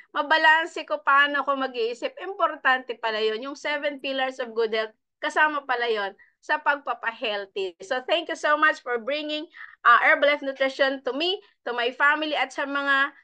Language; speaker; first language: Filipino; native; Filipino